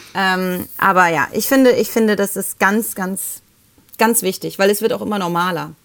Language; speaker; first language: German; early bilingual, other home language; Spanish